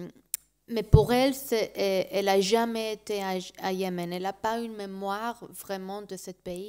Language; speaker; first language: French; non-native, learner; Spanish